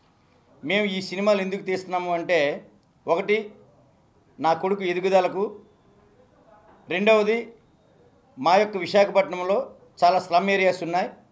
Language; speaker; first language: Telugu; native; Telugu